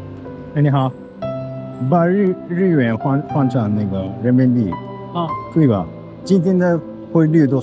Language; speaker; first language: Chinese; non-native, learner; Japanese